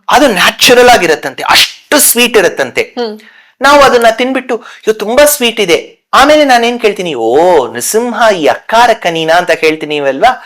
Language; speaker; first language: Kannada; non-native, local second language; Tamil